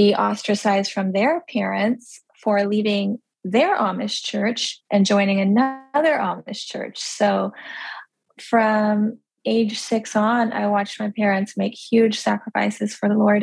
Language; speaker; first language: English; early bilingual, other home language; Pennsylvania German